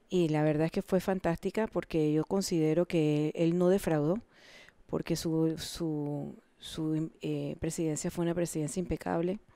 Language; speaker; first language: Spanish; native; Spanish